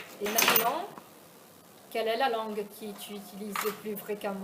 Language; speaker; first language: French; non-native, fluent; Italian